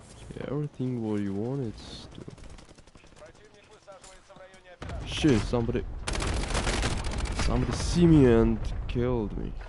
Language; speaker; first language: English; non-native, learner; Ukrainian